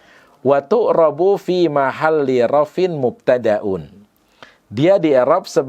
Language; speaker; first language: Arabic; non-native, fluent; Indonesian